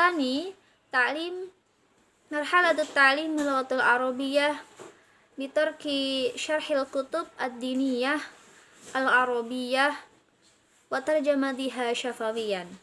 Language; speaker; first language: Arabic; non-native, learner; Indonesian